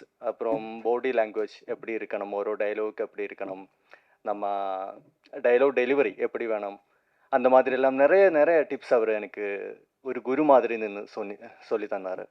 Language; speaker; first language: Tamil; non-native, learner; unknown